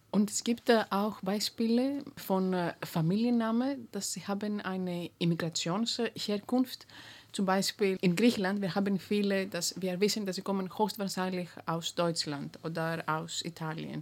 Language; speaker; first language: German; non-native, fluent; Greek